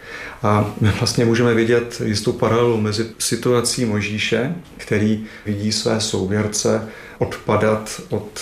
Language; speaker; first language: Czech; native; Czech